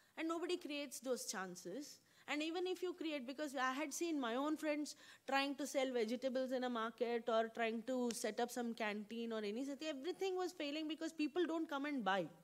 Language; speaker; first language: English; non-native, local second language; Kannada